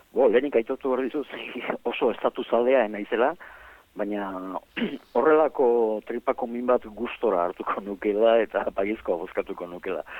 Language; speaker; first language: Basque; native; Basque